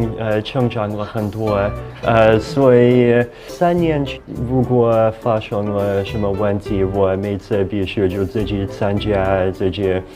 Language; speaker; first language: Chinese; non-native, fluent; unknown